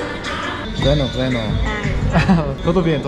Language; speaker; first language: Spanish; non-native, learner; Korean